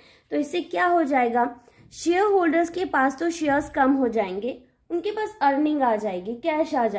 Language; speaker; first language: Hindi; native; Hindi